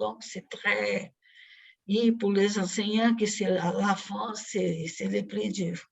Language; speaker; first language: French; non-native, fluent; Portuguese